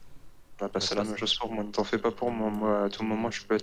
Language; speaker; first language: French; native; French